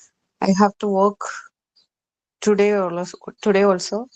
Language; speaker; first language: English; non-native, learner; Malayalam